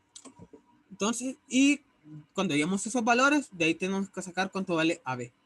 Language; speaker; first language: Spanish; native; Spanish